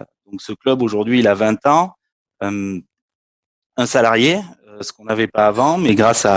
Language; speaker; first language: French; native; French